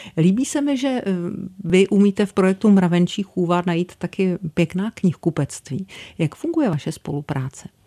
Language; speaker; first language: Czech; native; Czech